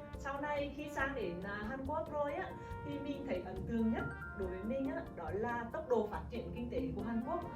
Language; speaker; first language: Vietnamese; native; Vietnamese